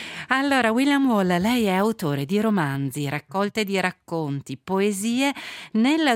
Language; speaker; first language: Italian; native; Italian